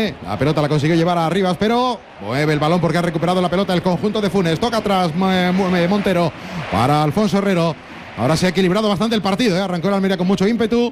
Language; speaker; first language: Spanish; native; Spanish